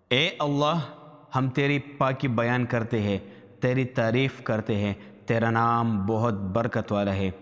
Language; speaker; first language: Urdu; native; Urdu